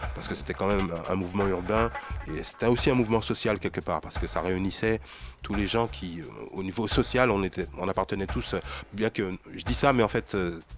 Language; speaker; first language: French; native; French